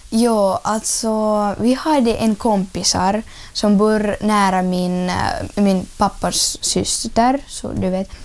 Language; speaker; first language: Swedish; non-native, learner; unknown